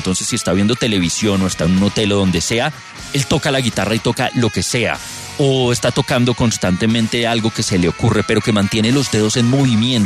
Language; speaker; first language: Spanish; native; Spanish